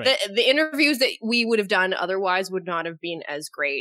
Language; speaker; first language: English; native; English